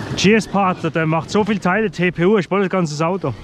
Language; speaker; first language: German; non-native, fluent; French